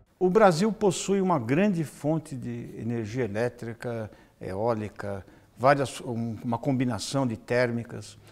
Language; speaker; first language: Portuguese; native; Portuguese